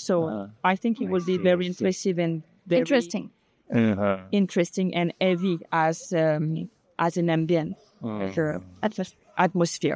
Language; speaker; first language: English; non-native, learner; French